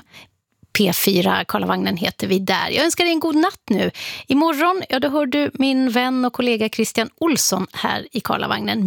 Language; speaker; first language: Swedish; native; Swedish